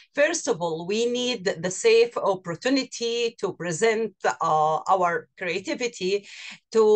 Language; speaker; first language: English; non-native, fluent; Arabic